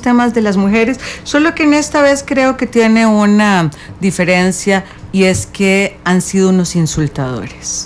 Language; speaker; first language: Spanish; native; Spanish